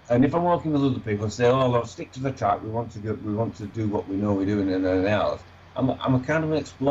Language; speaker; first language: English; native; English